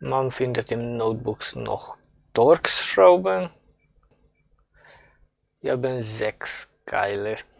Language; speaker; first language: German; non-native, fluent; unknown